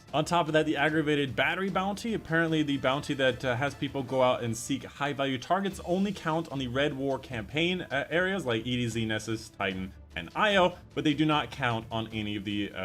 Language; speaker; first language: English; native; English